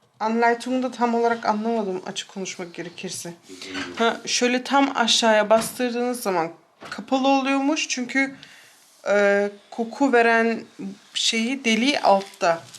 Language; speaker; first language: Turkish; early bilingual, heritage; Turkish